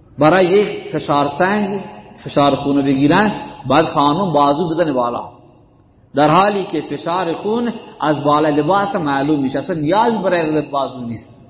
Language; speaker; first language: Persian; native; Persian